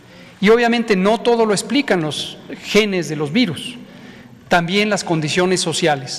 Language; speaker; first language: Spanish; native; Spanish